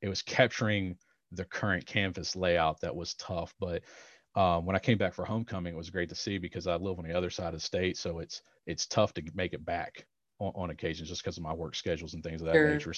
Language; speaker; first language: English; native; English